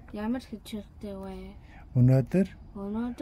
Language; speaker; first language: Mongolian; non-native, learner; Korean